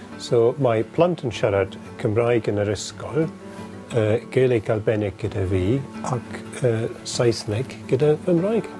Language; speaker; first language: Welsh; non-native, learner; German